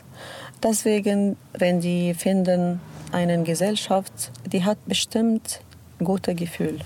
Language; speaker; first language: German; non-native, learner; Arabic